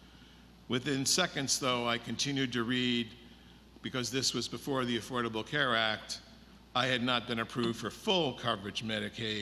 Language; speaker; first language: English; native; English